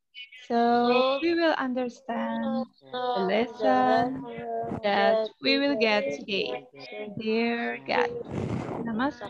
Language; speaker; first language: English; non-native, learner; Indonesian